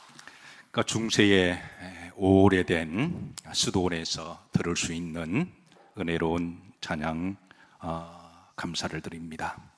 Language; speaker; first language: Korean; native; Korean